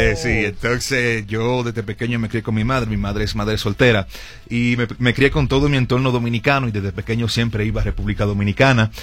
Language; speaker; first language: Spanish; early bilingual, heritage; Spanish